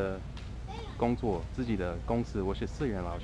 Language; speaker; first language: Chinese; non-native, fluent; English